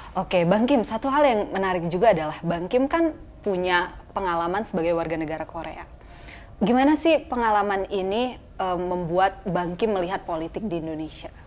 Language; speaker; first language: Indonesian; native; Indonesian